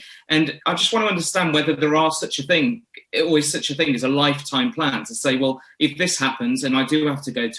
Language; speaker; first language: English; native; English